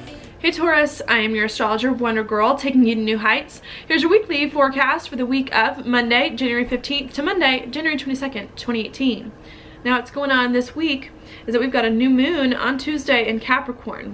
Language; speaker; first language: English; native; English